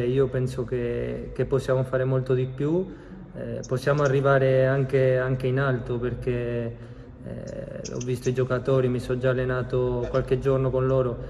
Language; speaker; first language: Italian; non-native, fluent; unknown